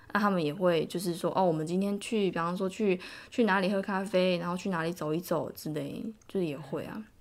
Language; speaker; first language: Chinese; native; Chinese